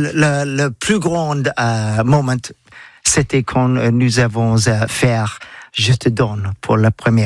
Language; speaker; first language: French; non-native, learner; English